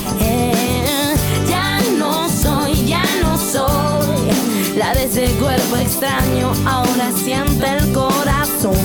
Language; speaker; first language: Spanish; non-native, fluent; English